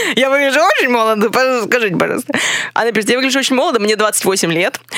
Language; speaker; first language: Russian; non-native, fluent; English